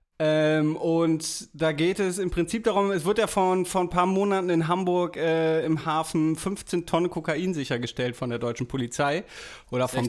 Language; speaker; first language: German; native; German